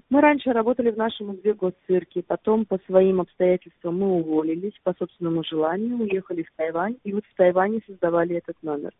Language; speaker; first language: Russian; native; Russian